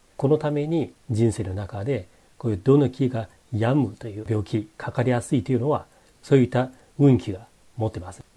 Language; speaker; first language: Japanese; non-native, fluent; Chinese